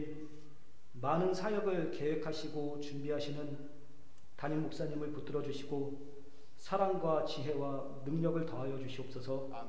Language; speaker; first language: Korean; native; Korean